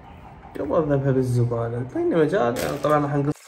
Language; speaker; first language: Arabic; native; Arabic